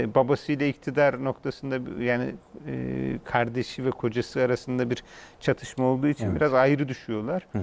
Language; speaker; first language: Turkish; native; Turkish